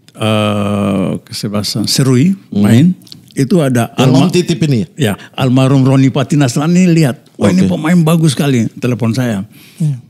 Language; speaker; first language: Indonesian; native; Indonesian